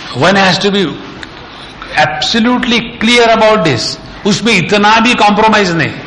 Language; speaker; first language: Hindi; non-native, local second language; Marathi